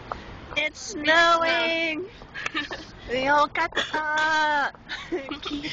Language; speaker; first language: Japanese; non-native, learner; English